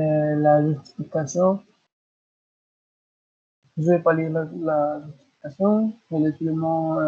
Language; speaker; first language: French; non-native, learner; Spanish